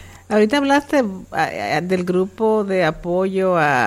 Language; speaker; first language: Spanish; native; Spanish